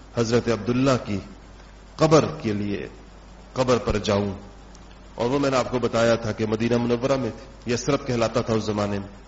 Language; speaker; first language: Urdu; non-native, local second language; Pashto